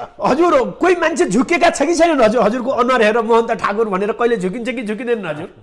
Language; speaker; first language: Nepali; non-native, local second language; Maithili